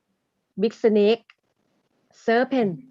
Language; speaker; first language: English; non-native, learner; Thai